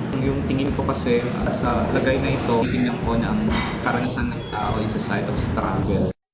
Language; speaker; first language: Filipino; non-native, local second language; Bikol